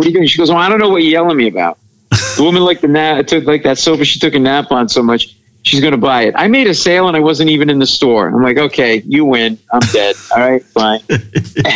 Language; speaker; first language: English; native; English